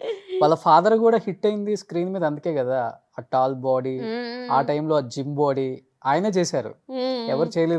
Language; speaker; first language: Telugu; native; Telugu